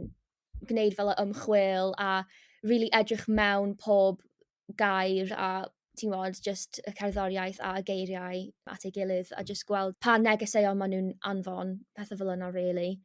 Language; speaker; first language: Welsh; non-native, local second language; English